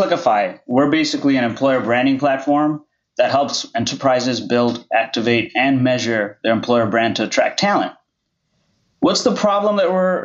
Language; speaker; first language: English; non-native, local second language; Gujarati